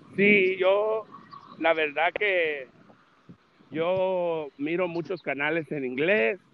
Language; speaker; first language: Spanish; early bilingual, heritage; Spanish